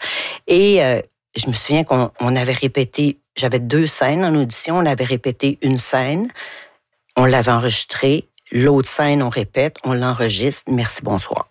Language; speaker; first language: French; native; French